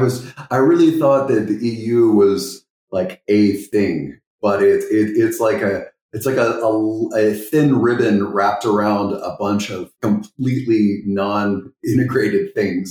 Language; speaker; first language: English; native; English